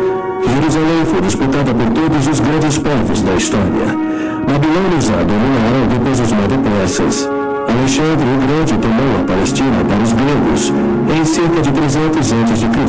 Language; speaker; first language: Portuguese; non-native, fluent; Korean